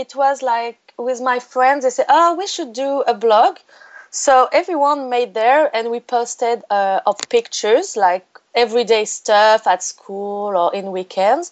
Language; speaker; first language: English; non-native, fluent; French